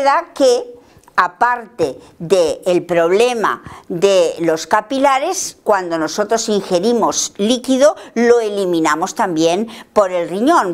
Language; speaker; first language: Spanish; native; Spanish